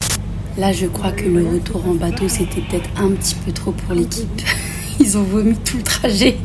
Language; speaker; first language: French; native; French